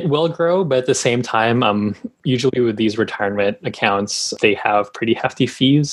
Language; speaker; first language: English; non-native, local second language; Filipino